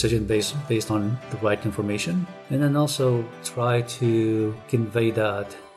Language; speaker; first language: English; non-native, fluent; Arabic